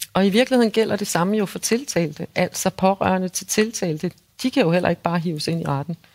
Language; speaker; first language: Danish; native; Danish